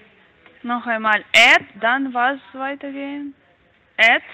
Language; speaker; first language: German; non-native, learner; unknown